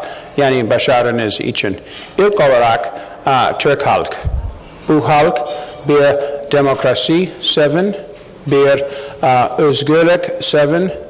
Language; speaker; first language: Turkish; non-native, learner; English